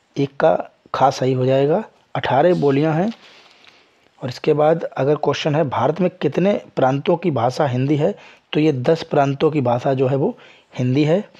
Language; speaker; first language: Hindi; native; Hindi